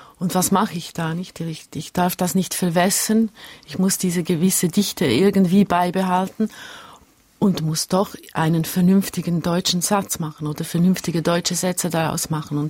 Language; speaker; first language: German; early bilingual, other home language; Hungarian